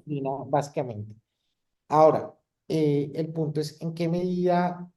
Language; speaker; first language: Spanish; native; Spanish